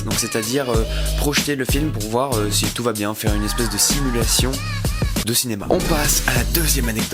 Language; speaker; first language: French; native; French